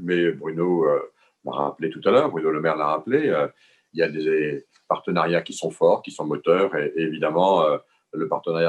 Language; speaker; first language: French; native; French